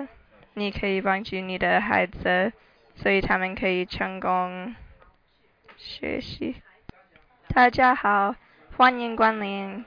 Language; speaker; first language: Chinese; non-native, learner; English